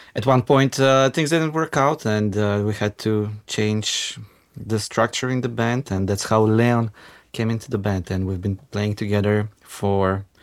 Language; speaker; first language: English; non-native, fluent; Macedonian